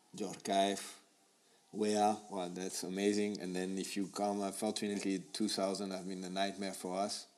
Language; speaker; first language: English; non-native, fluent; French